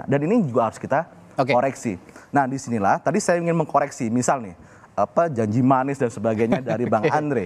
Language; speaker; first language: Indonesian; native; Indonesian